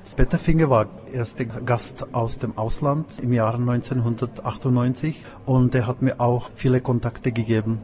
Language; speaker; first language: German; non-native, fluent; Czech